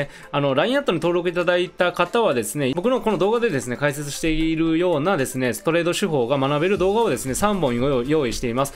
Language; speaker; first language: Japanese; native; Japanese